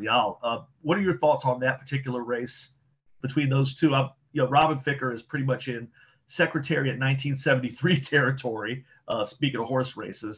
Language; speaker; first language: English; native; English